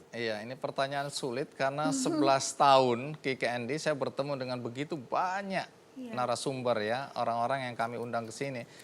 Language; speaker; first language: Indonesian; native; Indonesian